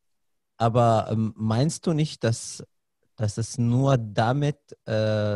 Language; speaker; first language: German; non-native, fluent; Arabic